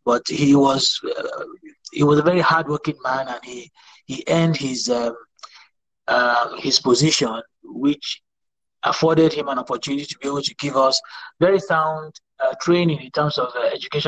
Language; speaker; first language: English; non-native, local second language; Yoruba